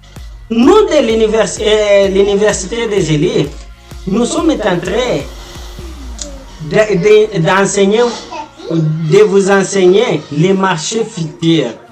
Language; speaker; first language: French; non-native, fluent; Portuguese